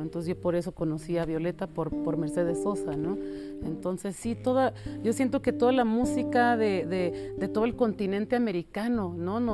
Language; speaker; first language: Spanish; early bilingual, heritage; Spanish